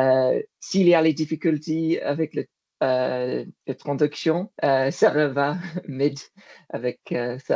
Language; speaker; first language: French; non-native, learner; English